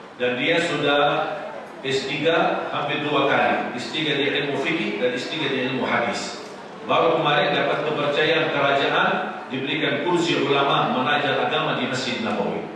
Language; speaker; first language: Indonesian; non-native, fluent; Arabic